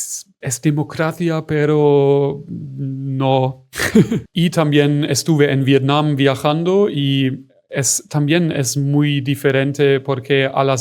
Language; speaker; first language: Spanish; non-native, fluent; German